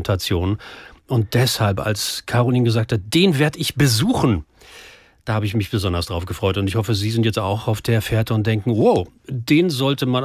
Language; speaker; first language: German; native; German